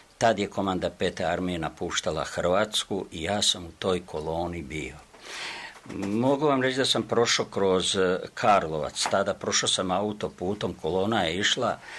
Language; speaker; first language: Serbian; native; Serbian